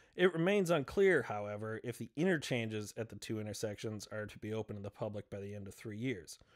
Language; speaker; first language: English; native; English